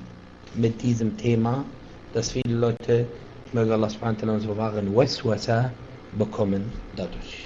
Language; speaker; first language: German; non-native, fluent; Arabic